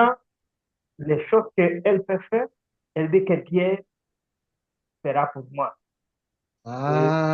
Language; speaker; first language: French; non-native, learner; Portuguese